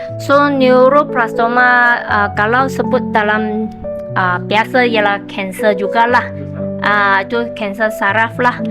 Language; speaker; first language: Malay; non-native, local second language; Chinese